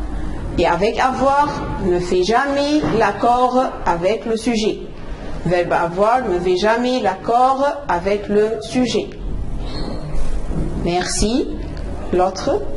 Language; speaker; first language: French; non-native, fluent; Arabic